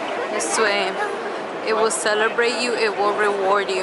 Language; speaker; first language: English; early bilingual, other home language; Spanish